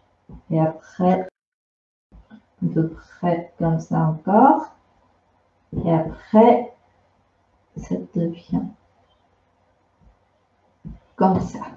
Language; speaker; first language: French; non-native, fluent; Chinese